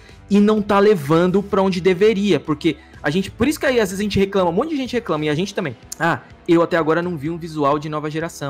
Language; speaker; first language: Portuguese; native; Portuguese